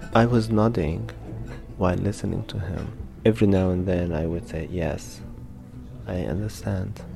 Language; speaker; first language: English; non-native, fluent; Arabic